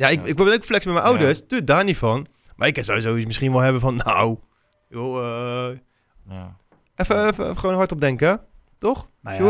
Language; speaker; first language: Dutch; native; Dutch